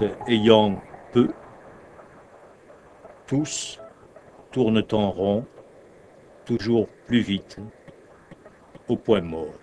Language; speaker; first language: French; native; French